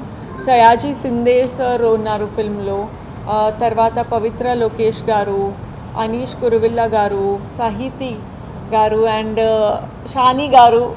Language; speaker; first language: Telugu; non-native, fluent; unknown